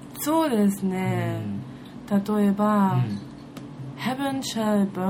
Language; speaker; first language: Japanese; non-native, learner; German